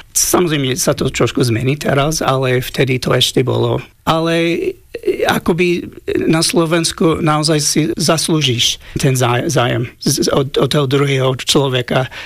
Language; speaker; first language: Slovak; non-native, fluent; English